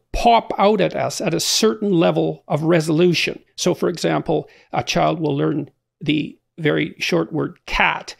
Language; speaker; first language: English; native; English